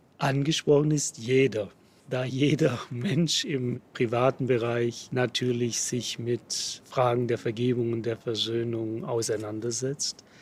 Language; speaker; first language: German; native; German